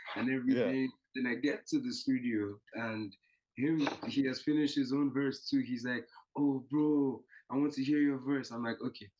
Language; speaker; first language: English; non-native, local second language; Yoruba